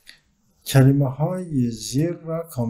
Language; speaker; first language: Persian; non-native, fluent; Turkish